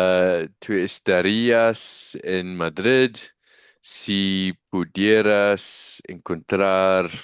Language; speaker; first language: Spanish; non-native, learner; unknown